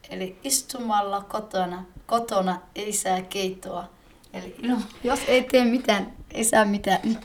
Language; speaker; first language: Finnish; early bilingual, other home language; Somali